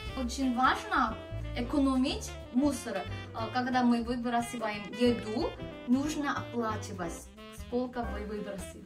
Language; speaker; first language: Russian; non-native, learner; Korean